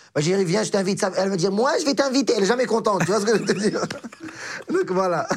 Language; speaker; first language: French; non-native, local second language; Arabic